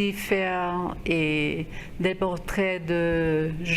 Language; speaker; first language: French; non-native, local second language; Haitian Creole